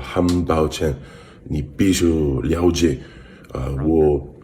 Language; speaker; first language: Chinese; non-native, learner; English